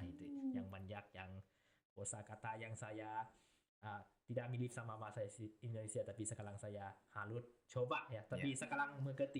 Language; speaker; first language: Indonesian; non-native, learner; Thai